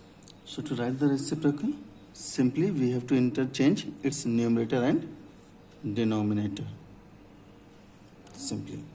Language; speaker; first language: English; non-native, local second language; Hindi